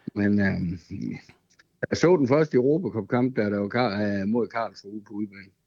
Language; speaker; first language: Danish; native; Danish